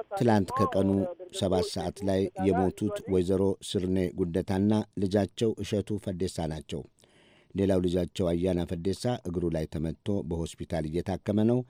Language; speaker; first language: Amharic; native; Amharic